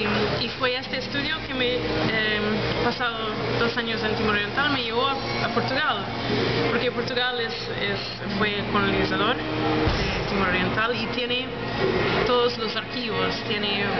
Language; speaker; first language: Spanish; non-native, fluent; English